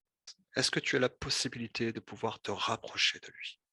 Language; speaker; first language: French; native; French